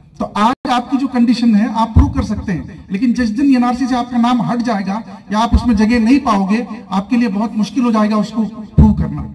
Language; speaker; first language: Urdu; native; Urdu